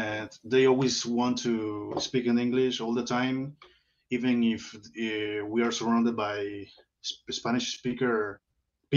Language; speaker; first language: English; non-native, learner; Spanish